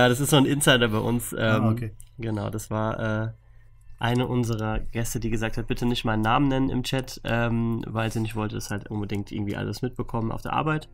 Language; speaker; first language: German; native; German